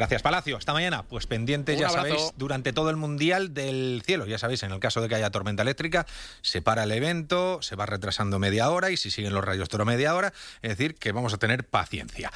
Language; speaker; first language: Spanish; native; Spanish